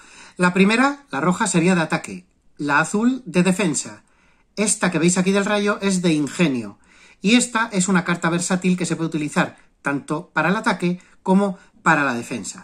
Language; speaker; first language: Spanish; native; Spanish